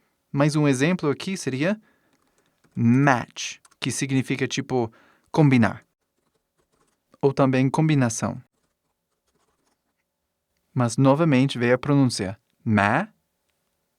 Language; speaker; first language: Portuguese; non-native, fluent; English